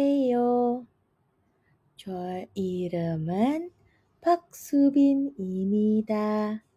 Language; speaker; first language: Korean; non-native, fluent; Indonesian